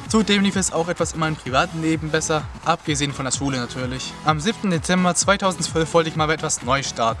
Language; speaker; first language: German; native; German